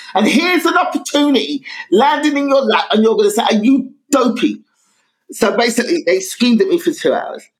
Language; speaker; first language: English; native; English